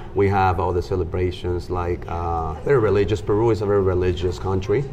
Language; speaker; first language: English; non-native, fluent; Spanish